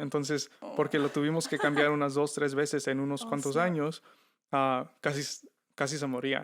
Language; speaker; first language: Spanish; early bilingual, heritage; Spanish